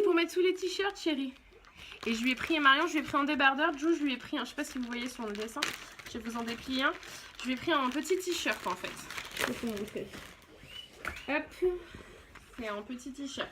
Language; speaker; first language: French; native; French